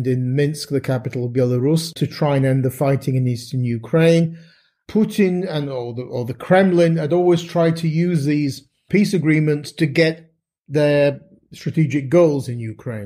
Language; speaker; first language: English; native; English